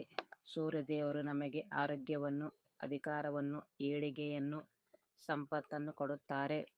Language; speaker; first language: Kannada; native; Kannada